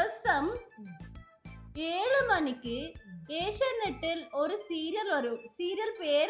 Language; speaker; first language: Malayalam; non-native, learner; Tamil